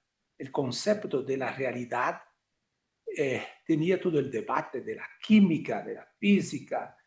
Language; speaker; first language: Spanish; non-native, fluent; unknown